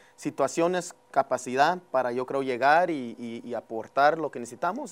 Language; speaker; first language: Spanish; early bilingual, heritage; Spanish